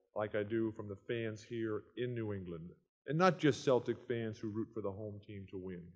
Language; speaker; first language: English; native; English